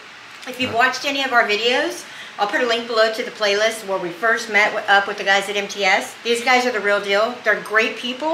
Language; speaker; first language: English; native; English